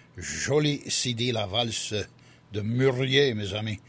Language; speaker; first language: French; early bilingual, heritage; French